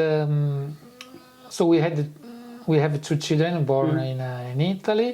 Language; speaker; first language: English; non-native, fluent; Italian